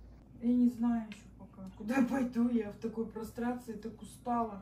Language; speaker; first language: Russian; native; Russian